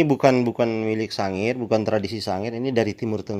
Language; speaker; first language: Indonesian; native; Indonesian